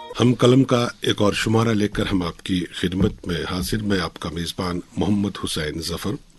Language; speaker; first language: Urdu; non-native, local second language; Kashmiri